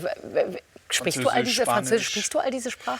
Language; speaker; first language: German; native; German